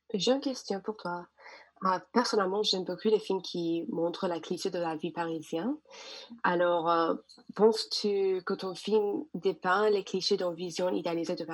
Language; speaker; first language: French; non-native, learner; English